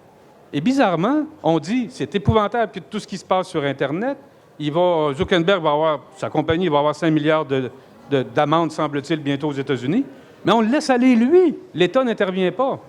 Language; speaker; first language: French; native; French